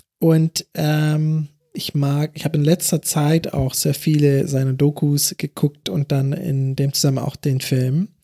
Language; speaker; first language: German; early bilingual, other home language; English